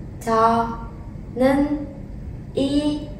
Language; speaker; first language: Korean; non-native, fluent; Vietnamese